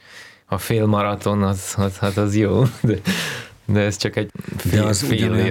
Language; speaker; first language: Hungarian; early bilingual, heritage; Russian